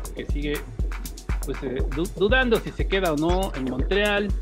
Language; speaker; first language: Spanish; native; Spanish